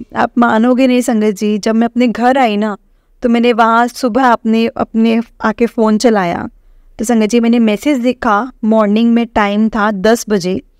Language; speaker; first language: Hindi; non-native, local second language; Punjabi